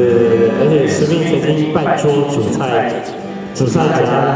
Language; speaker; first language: Chinese; native; Chinese